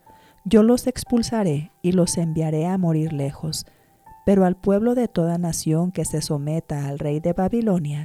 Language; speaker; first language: Spanish; native; Spanish